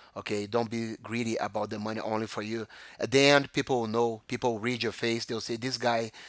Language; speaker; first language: English; non-native, fluent; Portuguese